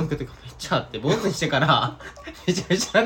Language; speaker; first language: Japanese; native; Japanese